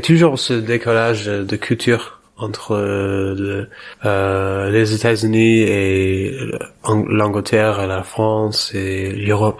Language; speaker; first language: French; non-native, learner; English